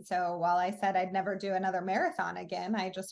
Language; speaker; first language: English; native; English